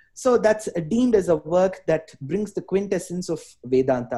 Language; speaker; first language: English; non-native, local second language; Tamil